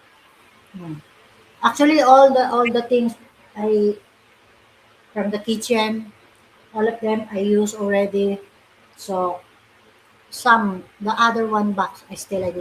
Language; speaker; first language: English; non-native, local second language; Filipino